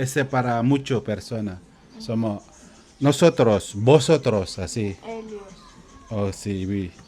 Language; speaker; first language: Spanish; non-native, learner; Filipino